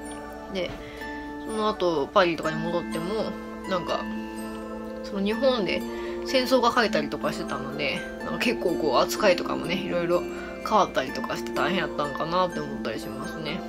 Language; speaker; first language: Japanese; native; Japanese